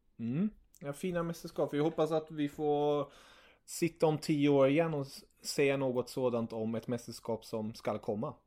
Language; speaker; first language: Swedish; early bilingual, other home language; German